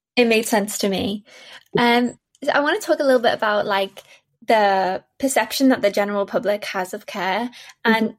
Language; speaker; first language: English; native; English